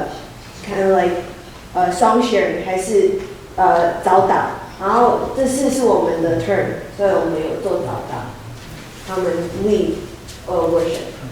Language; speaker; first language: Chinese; early bilingual, heritage; Chinese